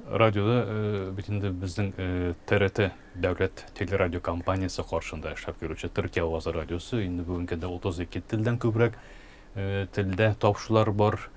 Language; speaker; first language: Tatar; early bilingual, heritage; Tatar